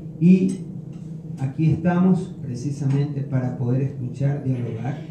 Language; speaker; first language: Spanish; native; Spanish